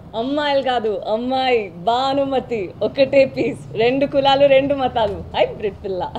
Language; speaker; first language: Telugu; non-native, learner; Tamil